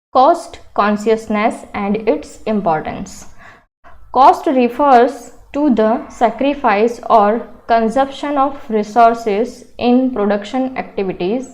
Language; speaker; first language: English; non-native, local second language; Gujarati